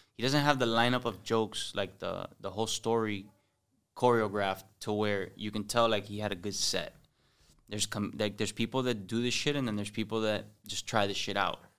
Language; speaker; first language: English; early bilingual, other home language; Spanish